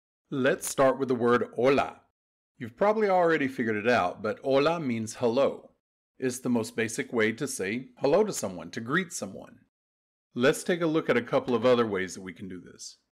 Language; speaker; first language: English; native; English